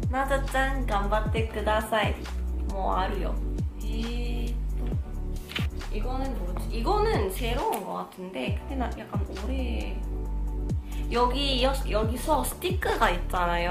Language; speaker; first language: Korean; non-native, fluent; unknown